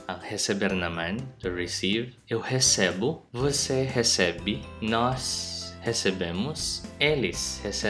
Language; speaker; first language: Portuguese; non-native, learner; Filipino